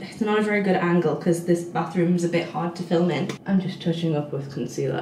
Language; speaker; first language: English; native; English